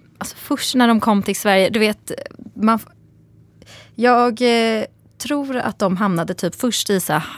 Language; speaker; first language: Swedish; early bilingual, other home language; Persian